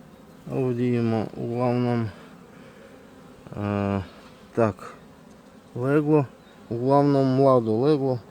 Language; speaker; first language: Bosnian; non-native, learner; Russian